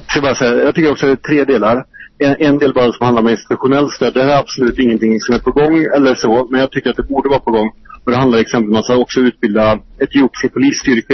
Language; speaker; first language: Swedish; native; Swedish